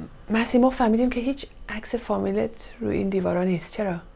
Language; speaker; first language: Persian; early bilingual, heritage; Persian